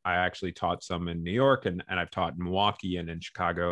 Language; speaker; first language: English; native; English